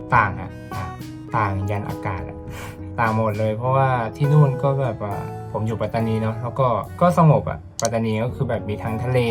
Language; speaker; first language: Thai; native; Thai